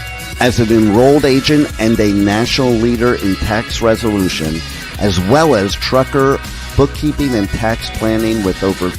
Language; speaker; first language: English; native; English